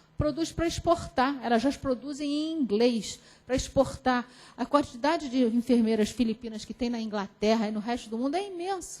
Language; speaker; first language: Portuguese; native; Portuguese